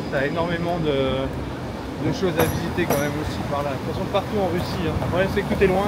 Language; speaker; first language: French; native; French